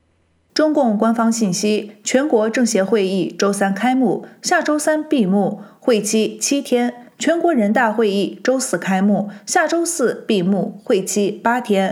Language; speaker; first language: Chinese; native; Chinese